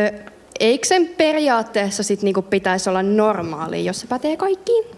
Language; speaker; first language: Finnish; native; Finnish